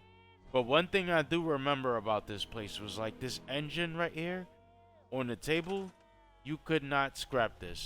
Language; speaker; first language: English; native; English